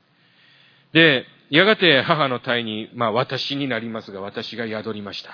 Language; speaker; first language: Japanese; early bilingual, heritage; Japanese